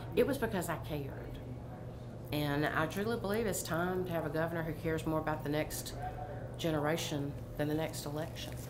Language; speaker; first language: English; native; English